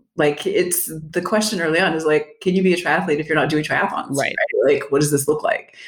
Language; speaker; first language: English; native; English